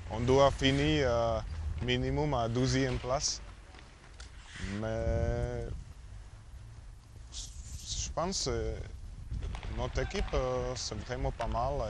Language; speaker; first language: French; non-native, learner; Slovak